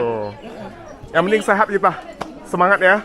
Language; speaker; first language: Indonesian; non-native, fluent; Chinese